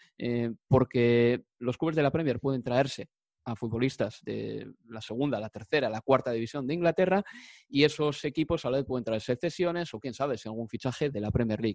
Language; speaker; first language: Spanish; native; Spanish